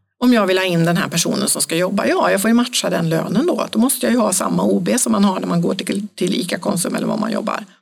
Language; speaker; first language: Swedish; native; Swedish